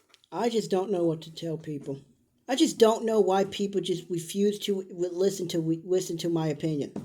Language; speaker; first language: English; native; English